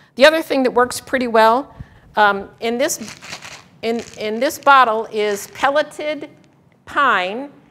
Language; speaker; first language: English; native; English